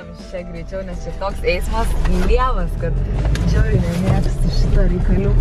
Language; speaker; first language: Lithuanian; native; Lithuanian